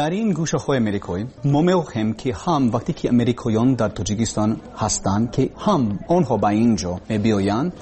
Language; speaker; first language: Persian; non-native, learner; English